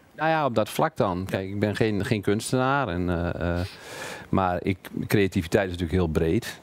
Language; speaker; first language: Dutch; native; Dutch